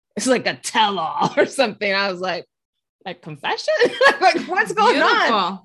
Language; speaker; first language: English; early bilingual, other home language; Spanish